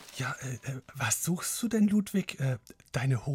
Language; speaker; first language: German; native; German